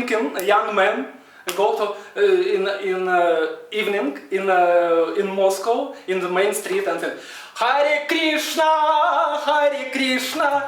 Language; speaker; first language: English; non-native, learner; Russian